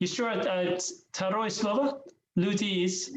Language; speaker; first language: Russian; non-native, learner; English